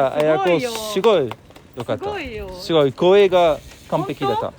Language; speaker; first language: Japanese; non-native, fluent; French